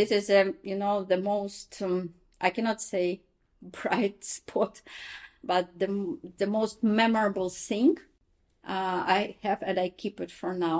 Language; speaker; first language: English; non-native, fluent; Ukrainian